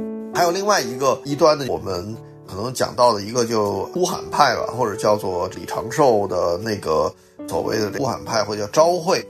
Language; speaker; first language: Chinese; native; Chinese